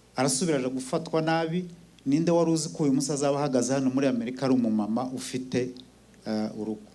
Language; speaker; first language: Kinyarwanda; native; Kinyarwanda